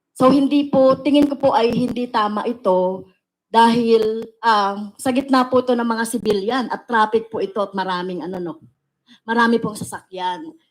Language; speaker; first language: Filipino; native; Filipino